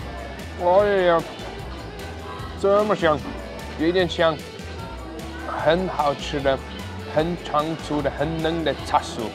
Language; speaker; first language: Chinese; non-native, fluent; German